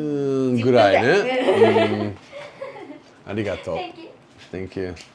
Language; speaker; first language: Japanese; non-native, learner; English